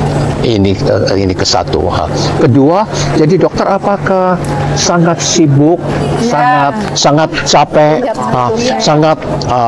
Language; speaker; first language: Indonesian; non-native, learner; Cantonese